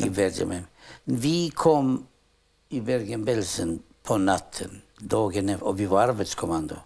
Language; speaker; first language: Swedish; non-native, fluent; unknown